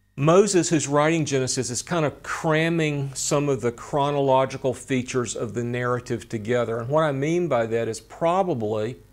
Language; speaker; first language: English; native; English